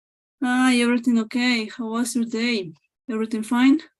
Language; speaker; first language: English; non-native, fluent; Spanish